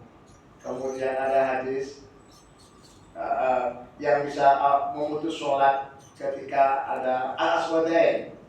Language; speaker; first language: Indonesian; non-native, local second language; Javanese